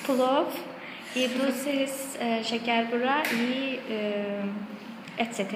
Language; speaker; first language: Spanish; non-native, learner; Azerbaijani